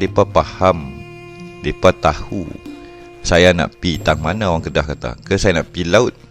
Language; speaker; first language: Malay; native; Malay